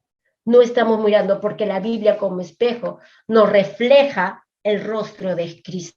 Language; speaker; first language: Spanish; native; Spanish